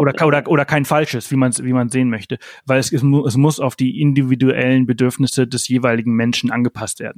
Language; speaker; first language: German; native; German